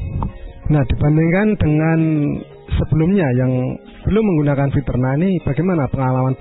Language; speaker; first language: Indonesian; native; Indonesian